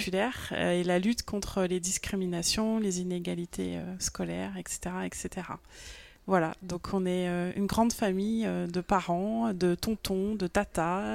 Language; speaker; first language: French; native; French